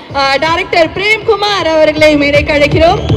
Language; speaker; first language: Tamil; native; Tamil